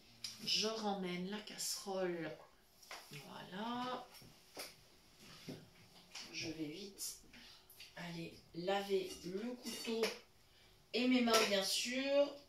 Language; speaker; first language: French; native; French